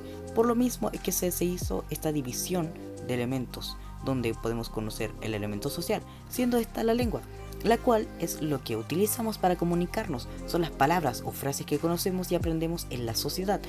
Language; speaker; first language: Spanish; native; Spanish